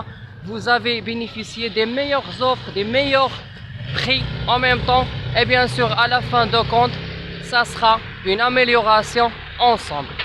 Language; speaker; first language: French; non-native, local second language; Arabic